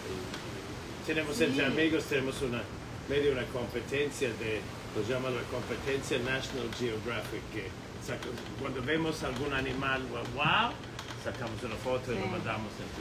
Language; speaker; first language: Spanish; non-native, fluent; English